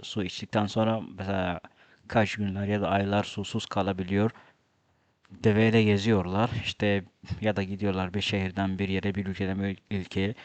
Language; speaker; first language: Turkish; non-native, fluent; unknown